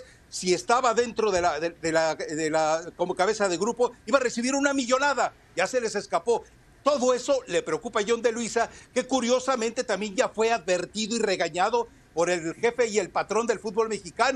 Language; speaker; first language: Spanish; native; Spanish